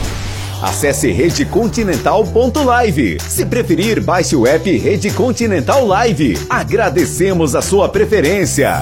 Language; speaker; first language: Portuguese; native; Portuguese